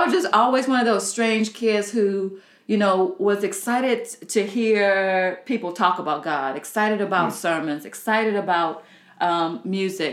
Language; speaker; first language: English; native; English